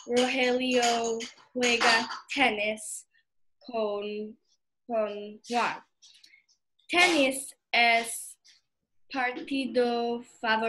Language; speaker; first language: Spanish; non-native, learner; English